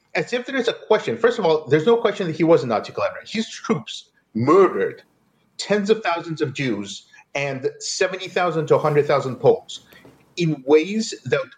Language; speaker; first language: English; non-native, fluent; Russian